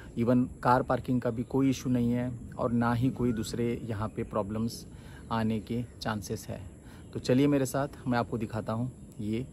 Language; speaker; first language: Hindi; non-native, local second language; Marathi